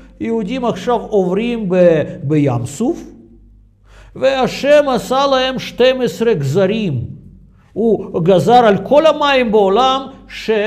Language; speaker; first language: Hebrew; non-native, fluent; Russian